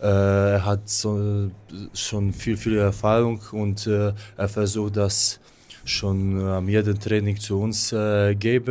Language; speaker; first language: German; non-native, learner; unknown